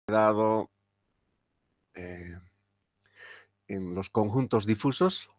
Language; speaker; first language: Spanish; native; Spanish